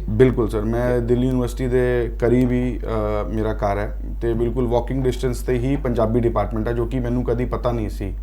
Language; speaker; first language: Punjabi; non-native, local second language; Hindi